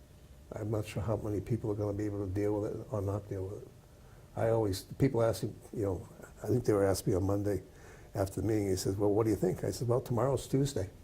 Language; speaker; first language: English; native; English